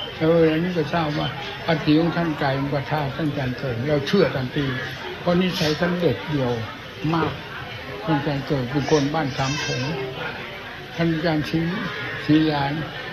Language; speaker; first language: Thai; non-native, local second language; Northeastern Thai